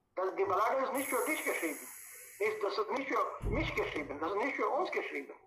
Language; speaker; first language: German; non-native, fluent; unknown